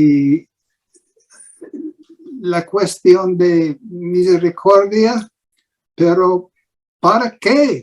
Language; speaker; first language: Spanish; non-native, learner; English